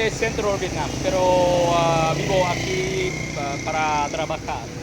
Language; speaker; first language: Spanish; non-native, learner; Vietnamese